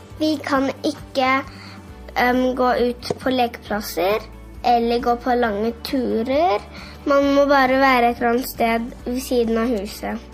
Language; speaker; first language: Norwegian; early bilingual, heritage; Norwegian